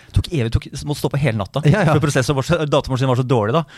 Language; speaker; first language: Norwegian; native; Norwegian